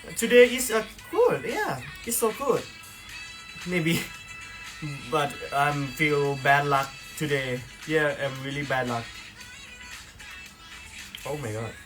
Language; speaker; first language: English; non-native, learner; Thai